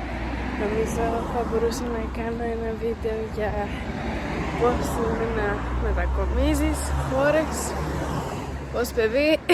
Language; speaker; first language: Greek; early bilingual, heritage; Greek